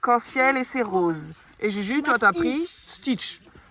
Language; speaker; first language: French; native; French